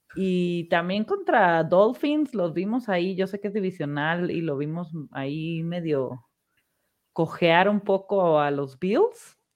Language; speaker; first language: Spanish; native; Spanish